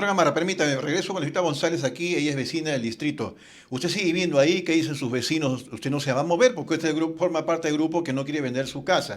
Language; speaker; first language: Spanish; native; Spanish